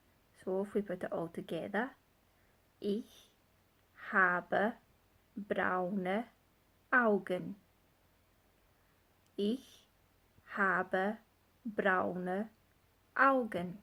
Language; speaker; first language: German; non-native, fluent; English